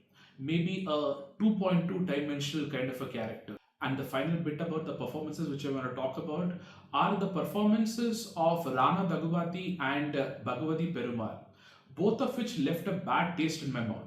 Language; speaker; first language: English; non-native, local second language; Tamil